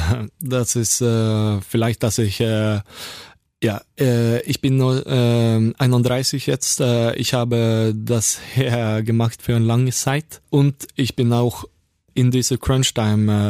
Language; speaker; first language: German; non-native, learner; Norwegian